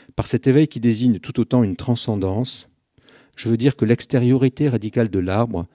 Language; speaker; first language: French; native; French